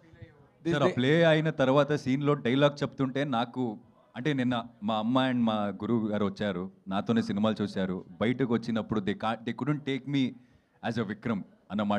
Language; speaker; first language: Telugu; non-native, fluent; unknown